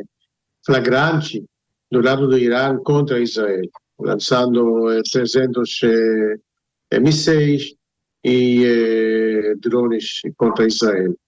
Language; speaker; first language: Portuguese; non-native, fluent; Hebrew